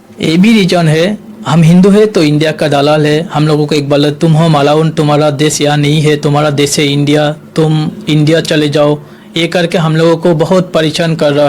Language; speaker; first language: Hindi; non-native, learner; Bangla